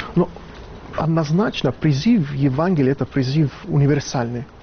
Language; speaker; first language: Russian; non-native, fluent; Italian